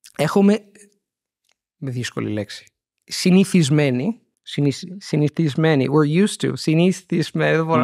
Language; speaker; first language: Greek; non-native, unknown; Italian